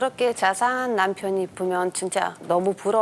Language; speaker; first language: Korean; non-native, fluent; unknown